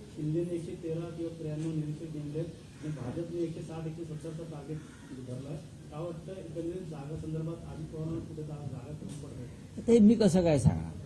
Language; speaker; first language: Hindi; non-native, local second language; Marathi